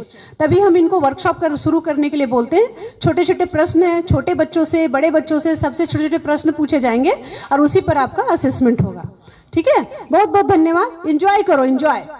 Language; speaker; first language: Hindi; native; Hindi